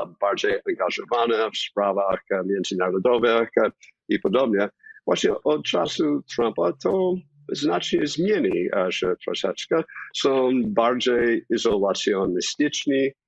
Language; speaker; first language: Polish; non-native, fluent; English